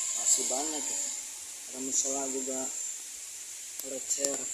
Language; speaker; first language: Indonesian; non-native, local second language; Sundanese